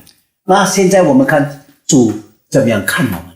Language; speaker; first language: Chinese; early bilingual, heritage; Chinese